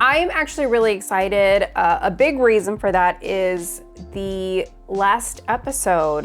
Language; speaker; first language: English; native; English